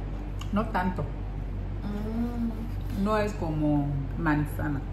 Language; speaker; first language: Spanish; non-native, learner; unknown